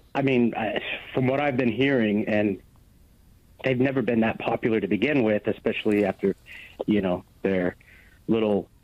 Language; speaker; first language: English; native; English